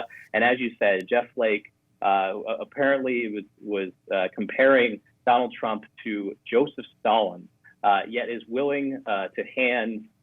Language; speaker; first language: English; native; English